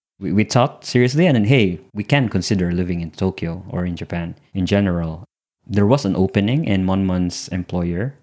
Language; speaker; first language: English; non-native, local second language; Filipino